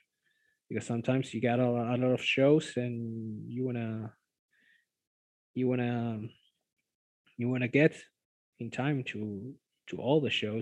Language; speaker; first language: English; non-native, fluent; Spanish